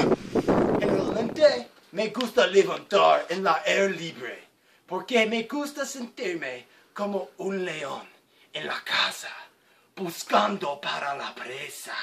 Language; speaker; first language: Spanish; non-native, learner; English